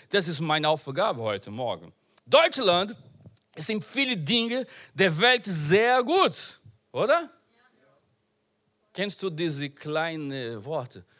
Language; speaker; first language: German; non-native, learner; Portuguese